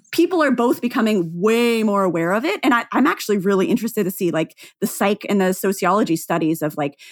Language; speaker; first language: English; native; English